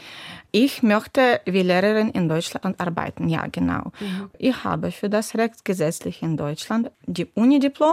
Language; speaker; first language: German; non-native, learner; Ukrainian